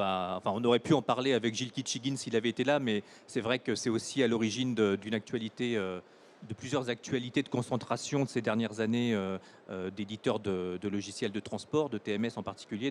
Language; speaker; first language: French; native; French